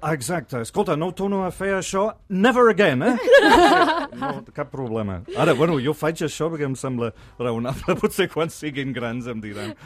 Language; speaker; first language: Catalan; non-native, fluent; English